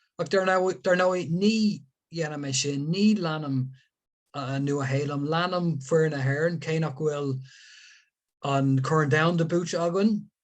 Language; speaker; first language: Irish; non-native, local second language; English